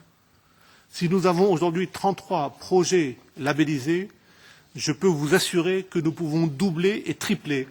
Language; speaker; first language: French; non-native, local second language; Arabic